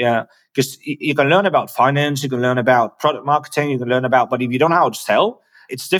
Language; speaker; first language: English; non-native, fluent; Spanish